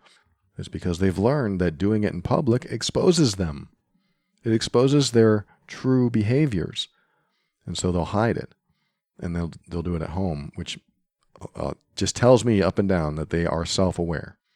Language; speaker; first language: English; native; English